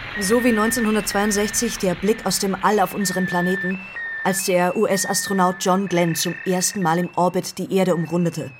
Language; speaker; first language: German; native; German